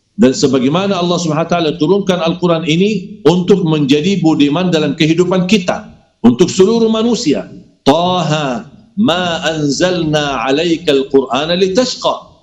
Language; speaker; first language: Malay; non-native, fluent; Arabic